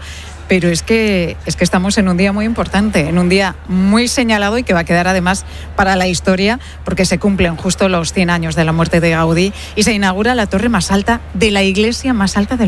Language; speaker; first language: Spanish; native; Spanish